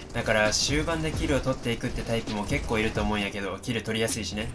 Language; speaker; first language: Japanese; native; Japanese